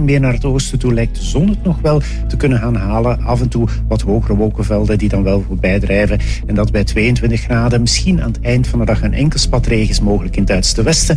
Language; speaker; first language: Dutch; native; Dutch